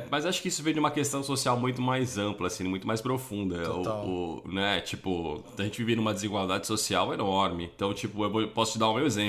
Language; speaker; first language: Portuguese; native; Portuguese